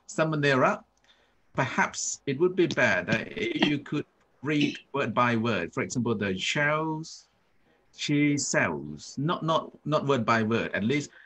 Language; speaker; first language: English; non-native, fluent; Thai